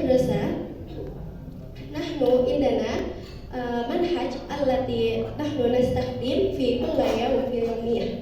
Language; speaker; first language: Arabic; non-native, learner; Indonesian